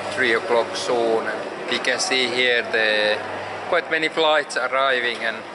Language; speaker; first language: English; non-native, learner; Finnish